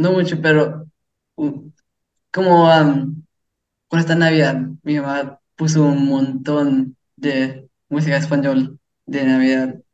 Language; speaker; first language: Spanish; early bilingual, heritage; English